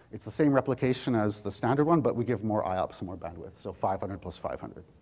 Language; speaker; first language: English; native; English